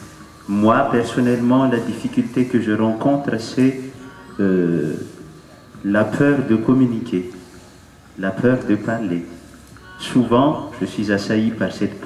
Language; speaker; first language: French; non-native, local second language; Malagasy